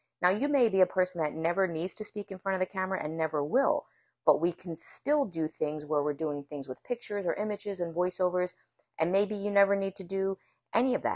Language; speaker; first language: English; native; English